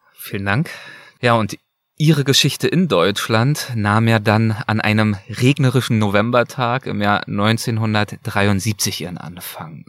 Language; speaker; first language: German; native; German